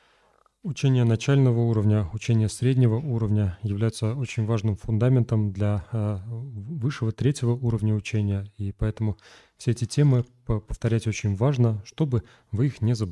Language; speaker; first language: Russian; native; Russian